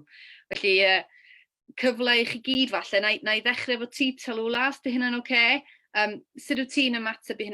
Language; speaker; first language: Welsh; native; Welsh